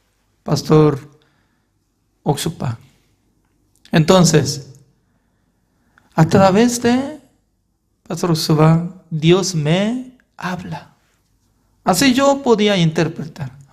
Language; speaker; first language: Spanish; non-native, fluent; Korean